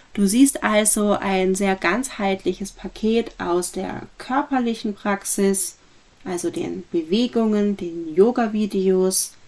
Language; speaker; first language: German; native; German